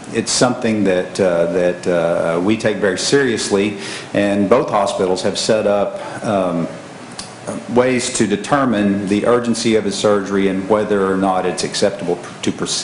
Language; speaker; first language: English; native; English